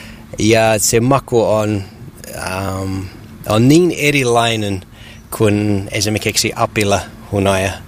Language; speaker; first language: Finnish; non-native, learner; English